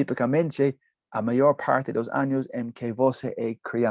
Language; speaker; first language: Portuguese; non-native, learner; English